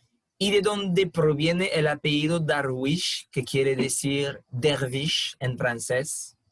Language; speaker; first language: Spanish; non-native, fluent; French